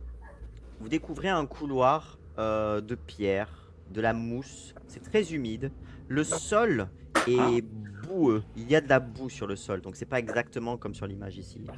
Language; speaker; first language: French; native; French